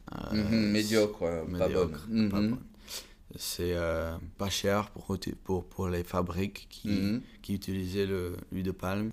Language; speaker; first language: French; non-native, learner; Dutch